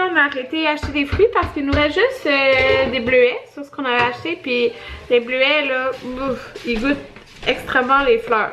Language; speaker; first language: French; native; French